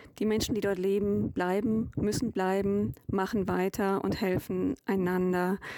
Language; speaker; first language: German; native; German